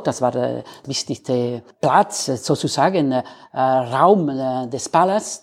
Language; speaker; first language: German; non-native, fluent; Spanish